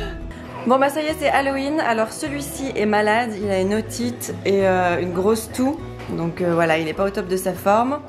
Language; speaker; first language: French; native; French